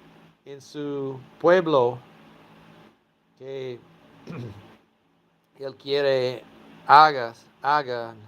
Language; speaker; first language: Spanish; non-native, fluent; English